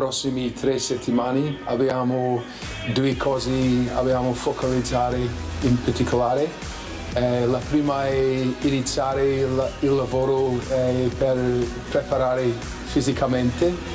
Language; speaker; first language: Italian; non-native, learner; English